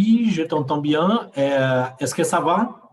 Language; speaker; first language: French; non-native, fluent; Portuguese